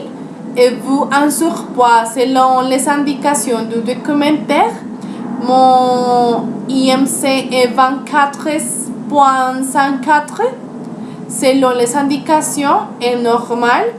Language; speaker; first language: French; non-native, learner; Spanish